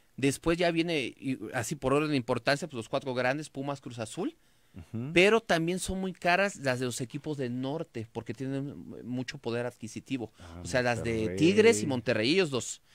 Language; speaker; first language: Spanish; native; Spanish